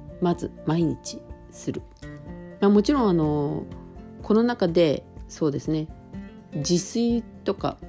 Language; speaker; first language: Japanese; native; Japanese